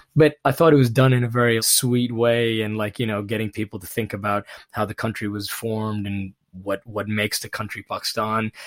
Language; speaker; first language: English; non-native, local second language; Urdu